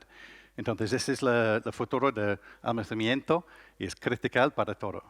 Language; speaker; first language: Spanish; non-native, learner; English